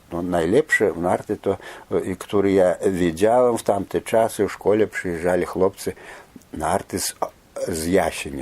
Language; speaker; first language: Polish; non-native, fluent; Belarusian